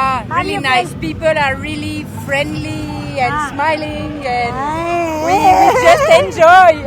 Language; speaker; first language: English; non-native, learner; French